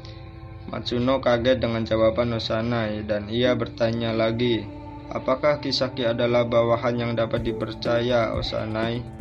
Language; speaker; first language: Indonesian; native; Indonesian